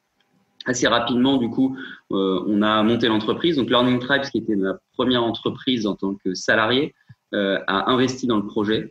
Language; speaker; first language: French; native; French